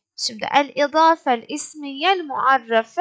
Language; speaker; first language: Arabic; non-native, fluent; Turkish